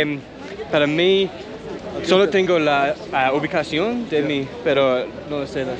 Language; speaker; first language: Spanish; non-native, learner; English